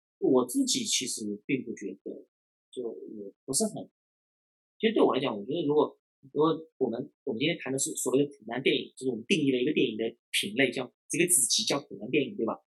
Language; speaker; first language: Chinese; non-native, local second language; Cantonese